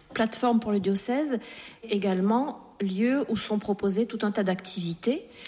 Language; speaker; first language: French; native; French